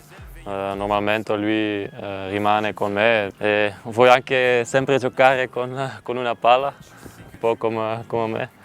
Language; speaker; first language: Italian; non-native, learner; Dutch